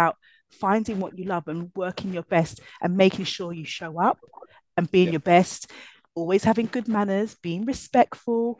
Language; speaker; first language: English; native; English